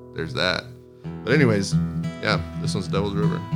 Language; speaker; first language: English; early bilingual, other home language; Spanish